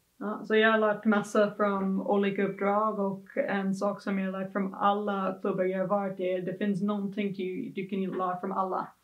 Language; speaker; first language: Swedish; non-native, fluent; English